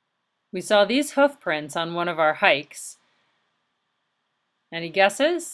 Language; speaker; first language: English; native; English